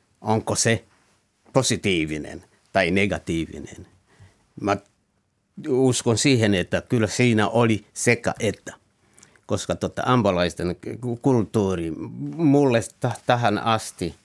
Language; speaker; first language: Finnish; non-native, fluent; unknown